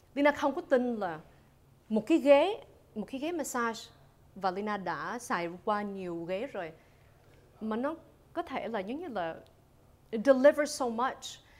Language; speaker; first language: Vietnamese; early bilingual, heritage; Vietnamese